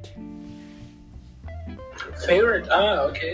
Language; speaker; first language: Japanese; non-native, learner; English